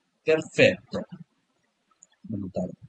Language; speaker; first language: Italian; non-native, learner; Bangla